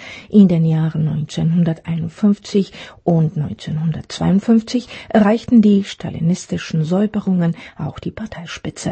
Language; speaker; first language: German; non-native, fluent; Czech